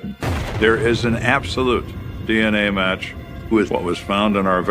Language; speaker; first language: English; native; English